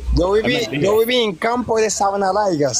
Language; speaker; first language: Spanish; non-native, learner; Haitian Creole